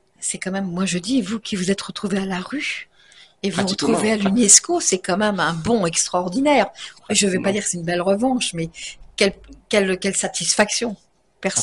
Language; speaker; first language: French; native; French